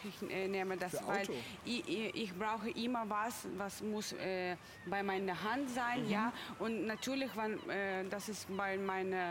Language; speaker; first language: German; non-native, fluent; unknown